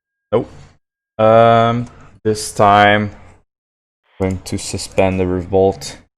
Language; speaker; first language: English; non-native, fluent; French